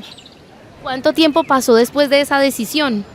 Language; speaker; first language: Spanish; native; Spanish